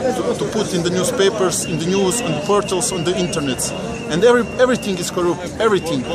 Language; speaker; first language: English; non-native, learner; Bosnian